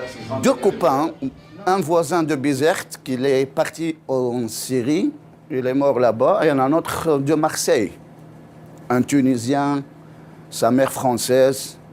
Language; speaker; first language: French; non-native, learner; Arabic